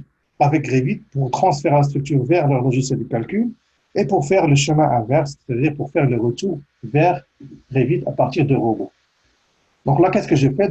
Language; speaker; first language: French; native; French